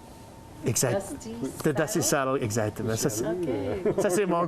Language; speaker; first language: French; non-native, learner; English